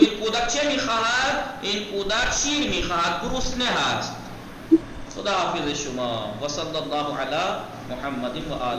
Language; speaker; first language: Persian; non-native, fluent; Urdu